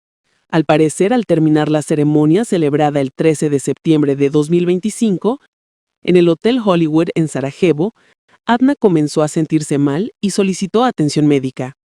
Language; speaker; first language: Spanish; native; Spanish